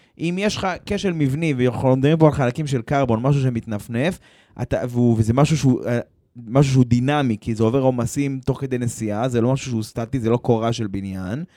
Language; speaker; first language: Hebrew; native; Hebrew